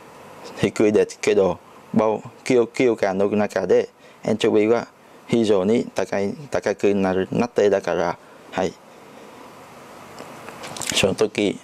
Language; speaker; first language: Japanese; non-native, learner; Chinese